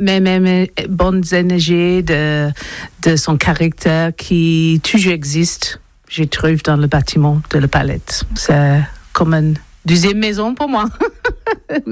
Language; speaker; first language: French; non-native, learner; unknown